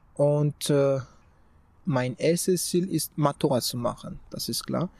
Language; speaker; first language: German; non-native, fluent; Persian